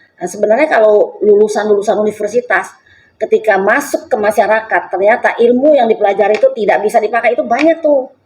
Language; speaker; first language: Indonesian; non-native, local second language; Chinese